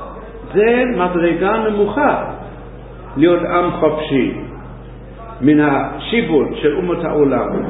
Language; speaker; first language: Hebrew; non-native, fluent; English